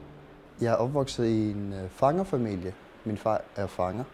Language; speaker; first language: Danish; non-native, local second language; Kalaallisut